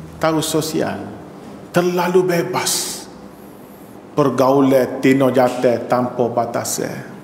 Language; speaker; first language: Malay; native; Malay